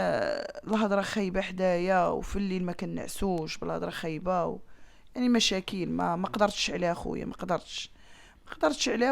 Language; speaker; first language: Arabic; native; Arabic